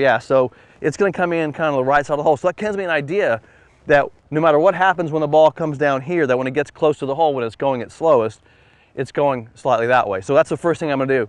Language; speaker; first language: English; native; English